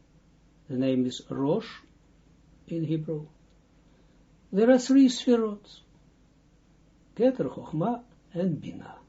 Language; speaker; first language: English; non-native, fluent; Dutch